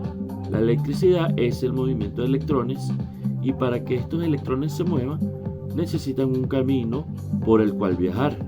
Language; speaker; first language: Spanish; native; Spanish